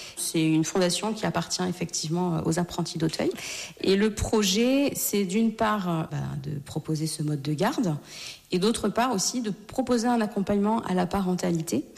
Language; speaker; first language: French; native; French